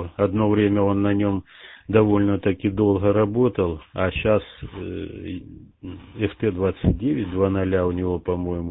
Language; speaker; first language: Russian; native; Russian